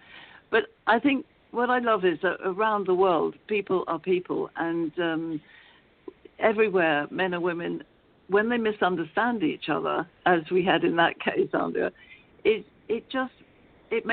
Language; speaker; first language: English; native; English